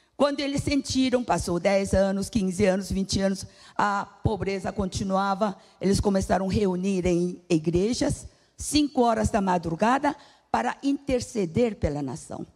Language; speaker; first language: Portuguese; non-native, fluent; Korean